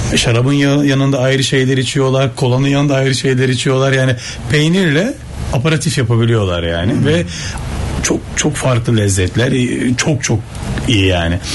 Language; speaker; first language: Turkish; early bilingual, heritage; Turkish